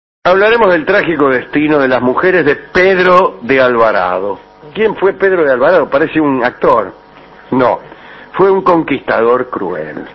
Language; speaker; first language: Spanish; native; Spanish